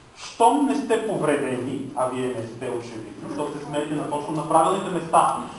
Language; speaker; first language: Bulgarian; non-native, local second language; Romanian